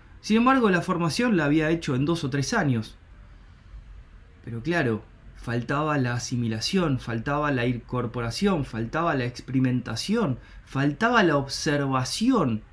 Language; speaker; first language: Spanish; native; Spanish